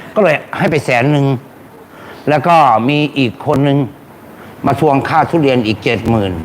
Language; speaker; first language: Thai; native; Thai